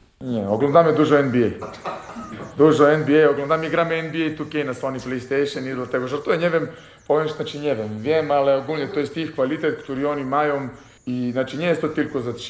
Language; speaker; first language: Polish; non-native, fluent; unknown